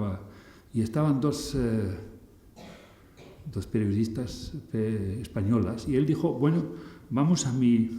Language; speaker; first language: Spanish; non-native, fluent; German